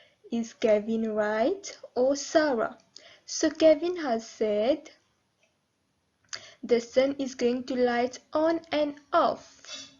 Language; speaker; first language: English; non-native, local second language; Morisyen